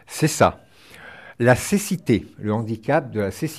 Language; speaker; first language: French; native; French